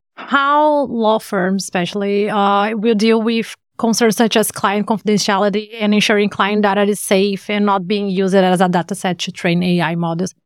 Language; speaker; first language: English; non-native, fluent; Portuguese